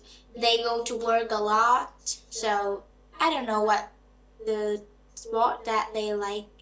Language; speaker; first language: English; non-native, learner; Vietnamese